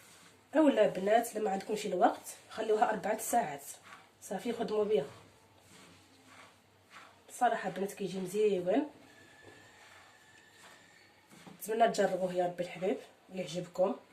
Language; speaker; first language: Arabic; native; Arabic